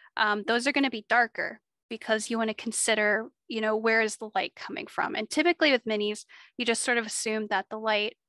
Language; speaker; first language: English; native; English